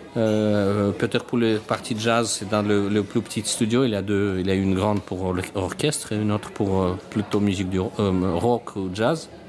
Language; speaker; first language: French; non-native, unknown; Russian